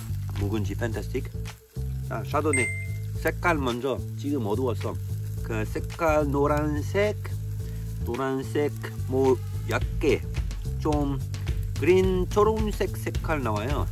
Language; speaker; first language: Korean; non-native, learner; French